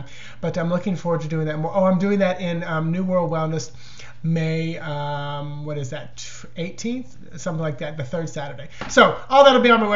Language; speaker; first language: English; native; English